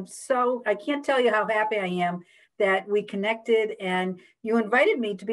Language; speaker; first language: English; native; English